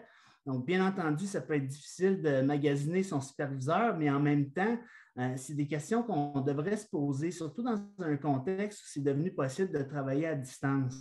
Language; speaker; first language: French; native; French